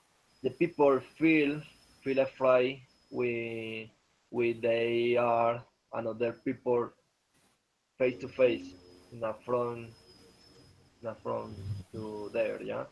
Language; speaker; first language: English; non-native, learner; Spanish